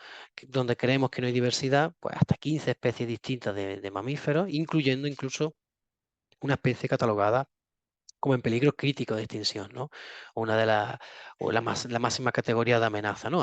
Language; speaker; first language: Spanish; native; Spanish